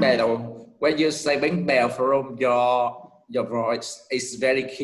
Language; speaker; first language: English; non-native, learner; Vietnamese